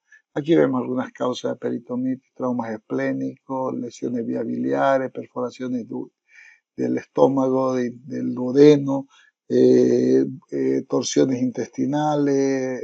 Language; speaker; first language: Spanish; native; Spanish